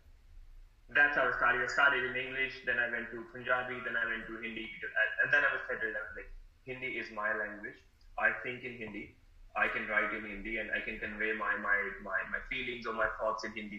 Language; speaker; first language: English; non-native, local second language; Hindi